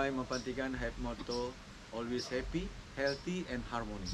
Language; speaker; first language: English; non-native, learner; Indonesian